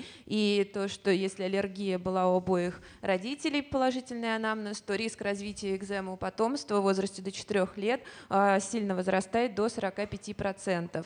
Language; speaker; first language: Russian; native; Russian